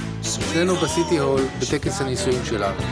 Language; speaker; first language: Hebrew; native; Hebrew